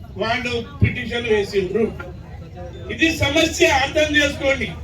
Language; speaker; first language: Telugu; non-native, local second language; Lambadi